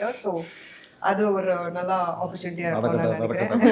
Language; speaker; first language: Tamil; non-native, local second language; Hindi